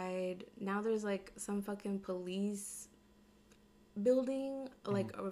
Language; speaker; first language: English; native; English